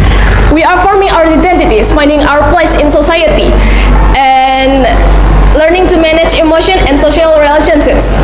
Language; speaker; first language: English; non-native, learner; Indonesian